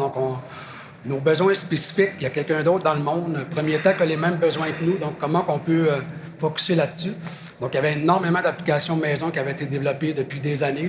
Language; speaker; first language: French; native; French